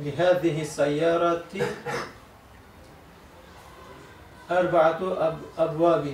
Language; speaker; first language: Arabic; non-native, learner; Uzbek